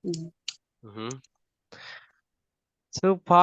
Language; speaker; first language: English; non-native, fluent; Vietnamese